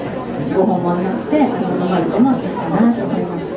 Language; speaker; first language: Japanese; native; Japanese